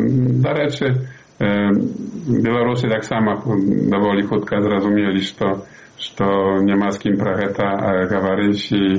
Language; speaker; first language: Polish; non-native, learner; Belarusian